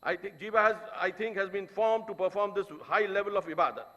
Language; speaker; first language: English; non-native, local second language; Urdu